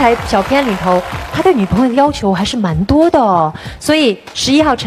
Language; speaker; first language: Chinese; native; Chinese